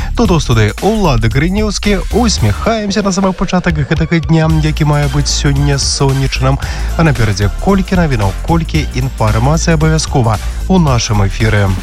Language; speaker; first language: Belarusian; non-native, local second language; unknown